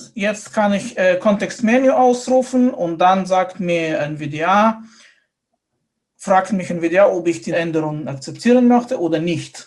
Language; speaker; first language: German; non-native, fluent; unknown